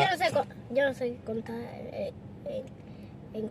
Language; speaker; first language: Spanish; early bilingual, other home language; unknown